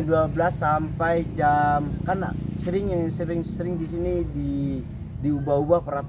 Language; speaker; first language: Indonesian; non-native, local second language; Javanese